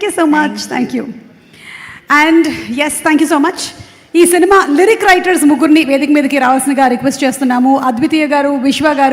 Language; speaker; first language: Telugu; native; Telugu